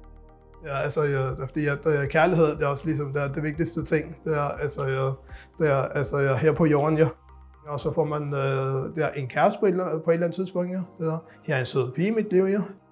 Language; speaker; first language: Danish; non-native, local second language; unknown